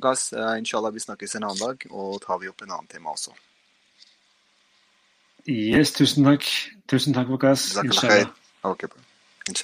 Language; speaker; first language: Norwegian; early bilingual, other home language; Urdu